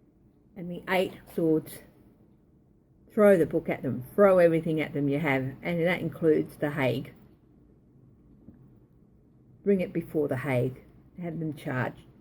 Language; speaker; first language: English; native; English